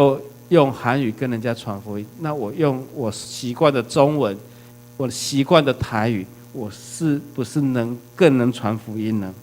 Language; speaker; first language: Chinese; native; Chinese